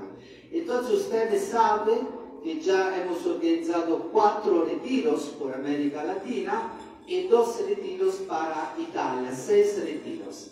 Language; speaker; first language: Spanish; non-native, fluent; Italian